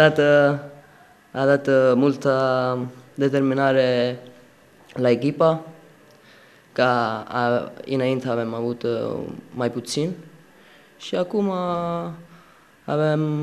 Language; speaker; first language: Romanian; non-native, learner; Italian